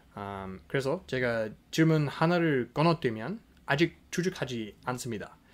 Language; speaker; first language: Korean; non-native, fluent; English